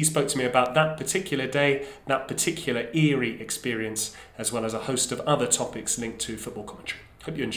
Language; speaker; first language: English; native; English